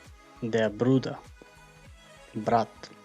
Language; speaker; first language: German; non-native, fluent; Macedonian